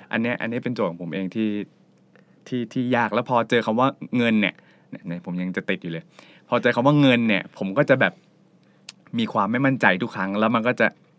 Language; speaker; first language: Thai; native; Thai